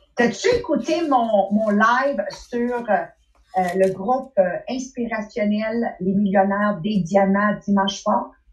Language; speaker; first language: French; native; French